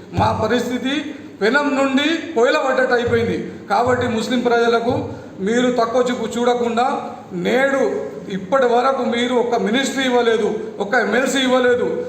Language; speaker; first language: Telugu; non-native, local second language; Urdu